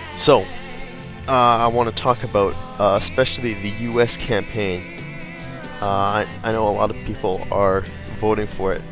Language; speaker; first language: English; native; English